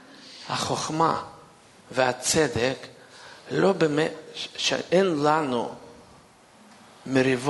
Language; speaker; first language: Hebrew; non-native, fluent; Russian